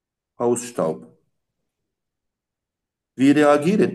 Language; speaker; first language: German; non-native, learner; Turkish